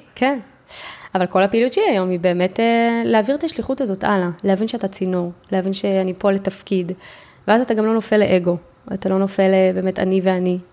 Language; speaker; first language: Hebrew; native; Hebrew